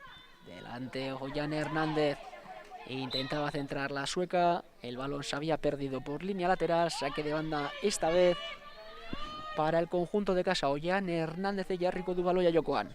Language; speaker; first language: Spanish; native; Spanish